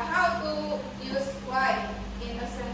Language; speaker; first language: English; non-native, learner; Indonesian